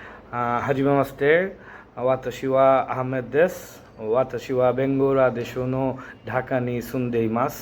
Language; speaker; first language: Japanese; non-native, learner; Bangla